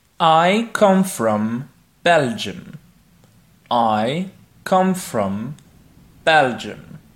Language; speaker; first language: English; non-native, fluent; French